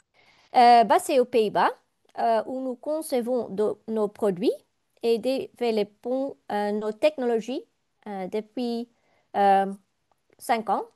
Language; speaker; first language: French; non-native, learner; Dutch